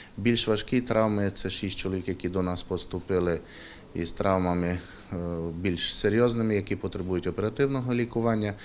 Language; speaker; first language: Ukrainian; native; Ukrainian